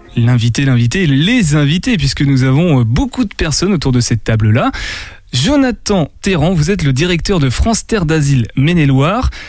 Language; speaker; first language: French; native; French